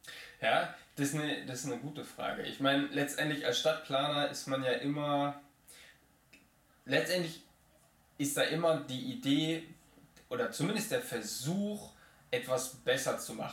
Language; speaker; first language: German; native; German